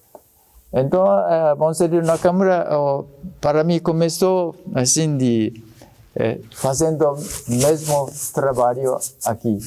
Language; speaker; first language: Portuguese; non-native, learner; Japanese